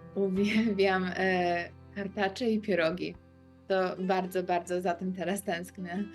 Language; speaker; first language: Polish; early bilingual, heritage; Polish